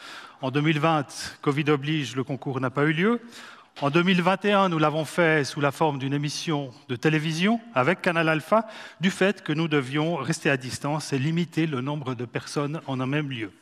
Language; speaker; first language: French; native; French